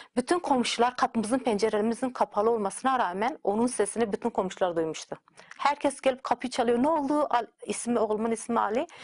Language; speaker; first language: Turkish; native; Turkish